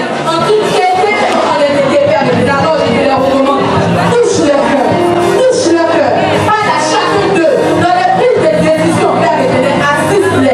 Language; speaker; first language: French; non-native, local second language; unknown